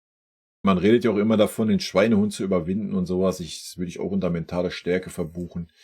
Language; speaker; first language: German; native; German